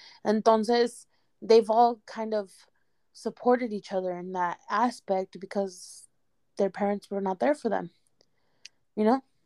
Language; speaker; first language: English; early bilingual, other home language; Spanish